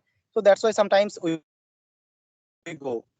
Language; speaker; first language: English; non-native, learner; Bangla